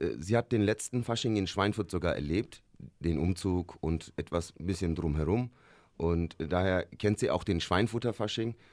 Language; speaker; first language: German; early bilingual, other home language; Turkish